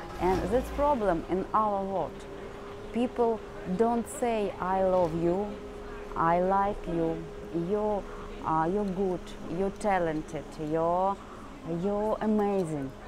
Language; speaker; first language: English; non-native, learner; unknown